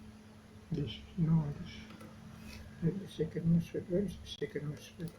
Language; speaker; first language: English; non-native, learner; Indonesian